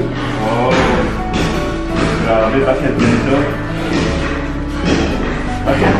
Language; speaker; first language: Filipino; non-native, learner; Arabic